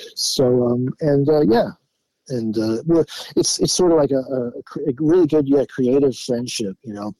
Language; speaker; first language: English; native; English